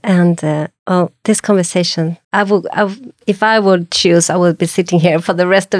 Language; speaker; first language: English; non-native, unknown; Swedish